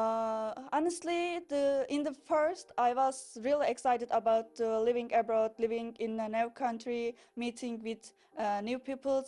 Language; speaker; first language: English; non-native, learner; Turkish